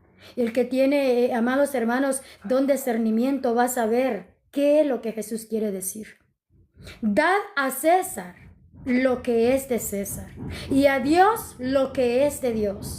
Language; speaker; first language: Spanish; native; Spanish